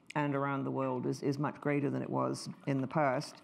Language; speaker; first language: English; native; English